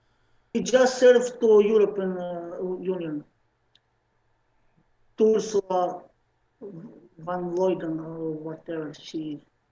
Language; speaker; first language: English; non-native, learner; Slovenian